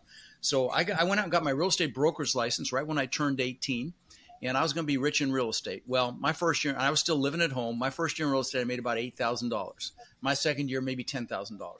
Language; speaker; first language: English; early bilingual, other home language; Dutch